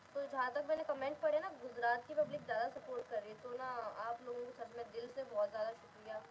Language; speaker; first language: Hindi; native; Hindi